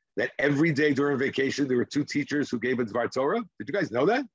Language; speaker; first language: English; non-native, fluent; Hebrew